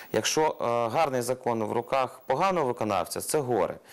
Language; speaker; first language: Ukrainian; non-native, local second language; Russian